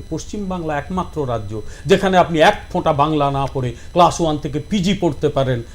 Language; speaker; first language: Bangla; native; Bangla